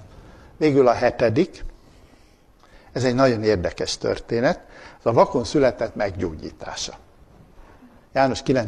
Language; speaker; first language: Hungarian; native; Hungarian